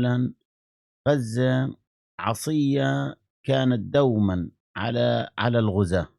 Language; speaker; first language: Arabic; native; Arabic